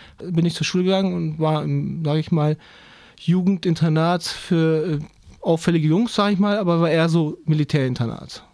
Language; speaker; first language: German; early bilingual, other home language; Turkish